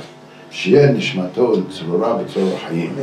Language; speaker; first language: Hebrew; non-native, fluent; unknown